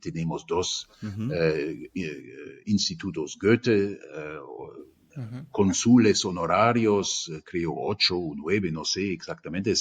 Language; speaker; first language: Spanish; non-native, fluent; German